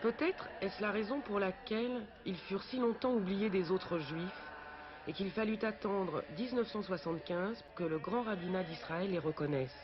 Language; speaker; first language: French; native; French